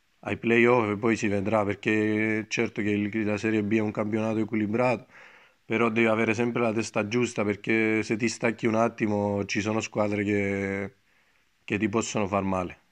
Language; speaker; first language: Italian; non-native, fluent; Greek